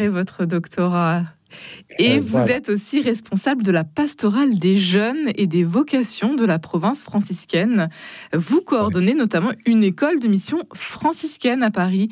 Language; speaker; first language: French; native; French